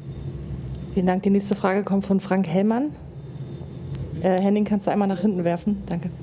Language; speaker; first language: German; native; German